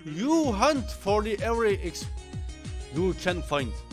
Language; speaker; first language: English; non-native, learner; Turkish